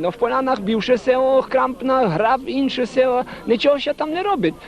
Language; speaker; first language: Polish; non-native, local second language; Rusyn